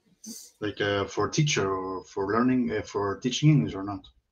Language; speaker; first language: English; non-native, learner; Spanish